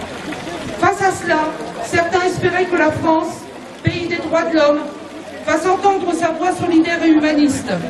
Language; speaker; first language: French; native; French